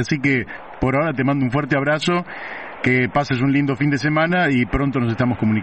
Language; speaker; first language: Spanish; native; Spanish